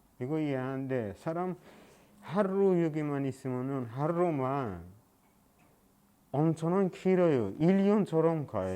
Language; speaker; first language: Korean; non-native, learner; Persian